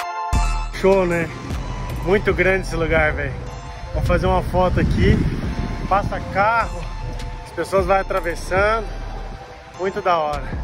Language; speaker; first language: Portuguese; native; Portuguese